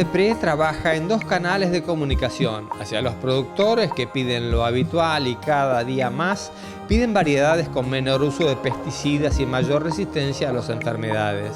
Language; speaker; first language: Spanish; native; Spanish